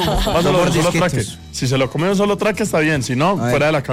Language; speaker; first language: Spanish; native; Spanish